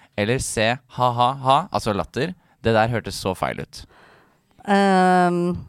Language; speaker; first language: Norwegian; native; Norwegian